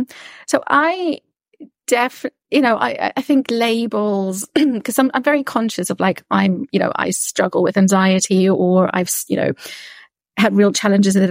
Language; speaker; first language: English; native; English